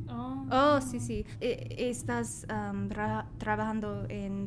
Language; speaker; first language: Spanish; non-native, learner; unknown